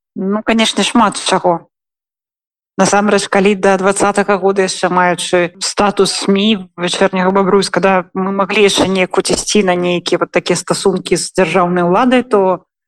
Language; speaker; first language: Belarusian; non-native, local second language; Russian